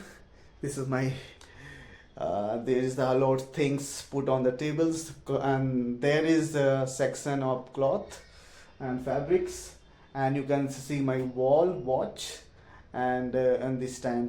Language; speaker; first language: English; non-native, learner; Hindi